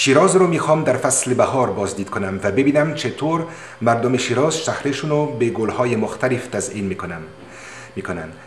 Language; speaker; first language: Persian; non-native, learner; French